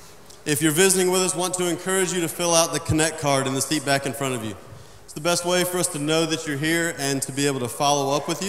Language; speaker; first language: English; native; English